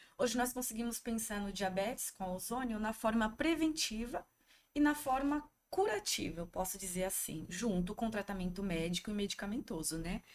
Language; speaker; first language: Portuguese; native; Portuguese